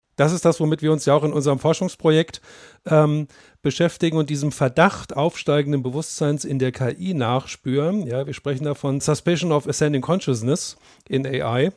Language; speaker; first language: German; native; German